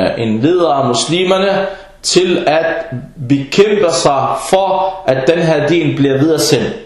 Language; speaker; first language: Danish; early bilingual, other home language; Arabic